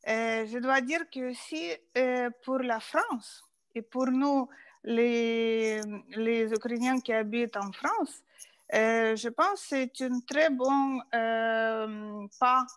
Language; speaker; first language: French; non-native, fluent; Ukrainian